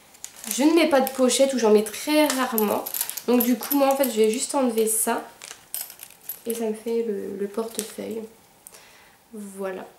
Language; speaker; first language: French; native; French